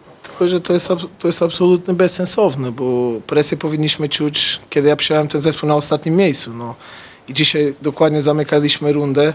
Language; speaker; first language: Polish; non-native, fluent; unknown